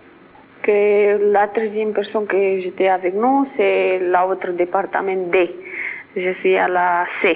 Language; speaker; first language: French; non-native, learner; Romanian